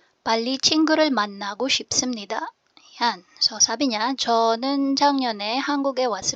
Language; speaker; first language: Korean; non-native, fluent; Filipino